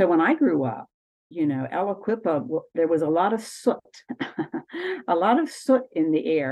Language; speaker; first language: English; native; English